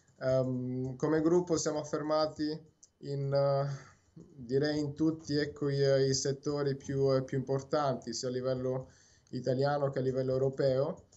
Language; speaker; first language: Italian; native; Italian